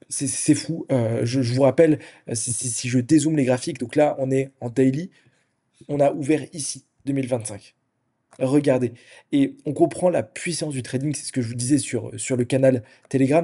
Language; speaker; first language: French; native; French